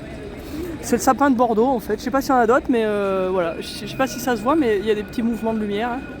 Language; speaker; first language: French; native; French